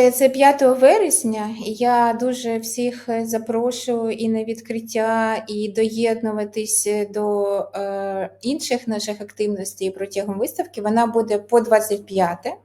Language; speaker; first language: Ukrainian; native; Ukrainian